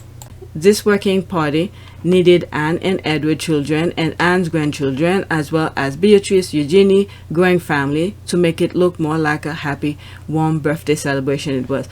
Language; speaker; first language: English; non-native, fluent; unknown